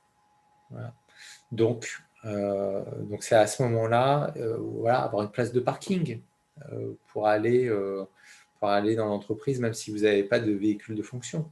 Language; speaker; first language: French; native; French